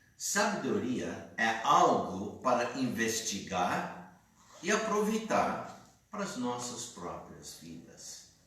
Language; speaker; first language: Portuguese; non-native, fluent; English